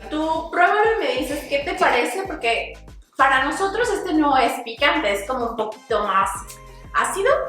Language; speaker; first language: Spanish; native; Spanish